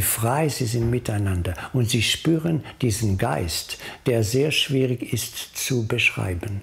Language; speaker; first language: German; non-native, fluent; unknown